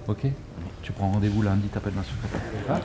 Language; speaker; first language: French; native; French